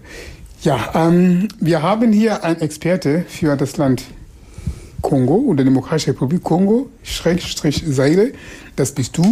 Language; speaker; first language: German; non-native, fluent; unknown